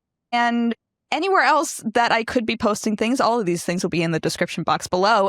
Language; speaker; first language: English; native; English